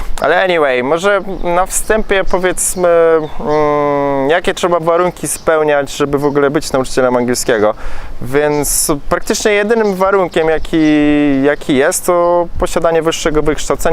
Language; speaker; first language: Polish; native; Polish